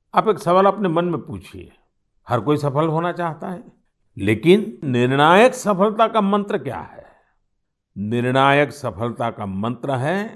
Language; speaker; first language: Hindi; non-native, local second language; Gujarati